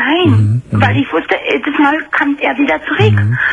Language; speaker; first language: German; non-native, fluent; Romanian